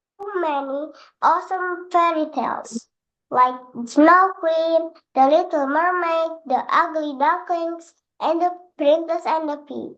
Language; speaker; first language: English; non-native, learner; Indonesian